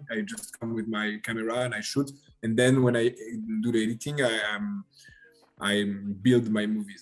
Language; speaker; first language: English; non-native, learner; French